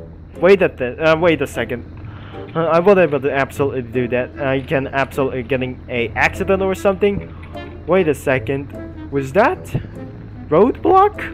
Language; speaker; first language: English; non-native, learner; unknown